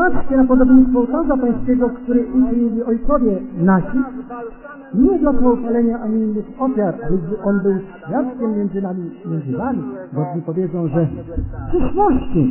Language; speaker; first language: Polish; native; Polish